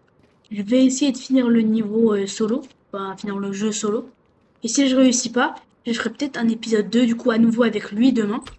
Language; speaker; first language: French; native; French